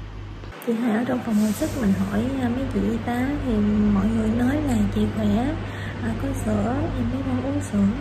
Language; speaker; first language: Vietnamese; native; Vietnamese